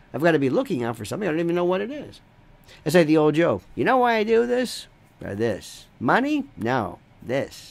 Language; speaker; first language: English; native; English